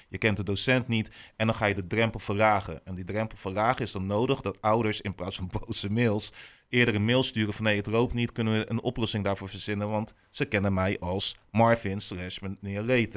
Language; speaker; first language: Dutch; native; Dutch